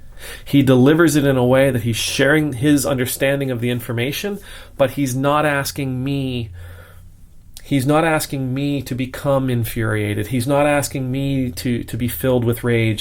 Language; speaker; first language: English; native; English